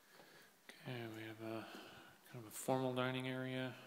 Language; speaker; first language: English; native; English